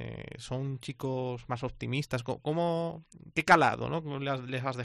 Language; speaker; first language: Spanish; native; Spanish